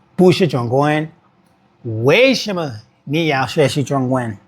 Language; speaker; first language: Chinese; non-native, learner; English